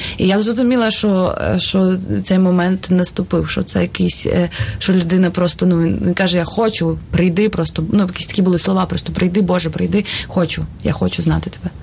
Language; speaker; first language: Ukrainian; non-native, local second language; Russian